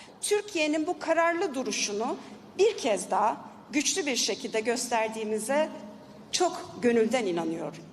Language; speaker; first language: Turkish; native; Turkish